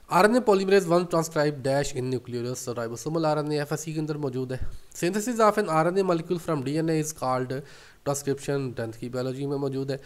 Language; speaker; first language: Urdu; non-native, local second language; Punjabi